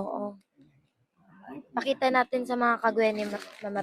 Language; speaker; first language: Filipino; native; Filipino